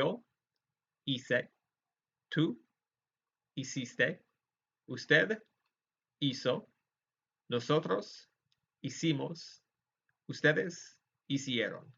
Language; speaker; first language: Spanish; non-native, fluent; English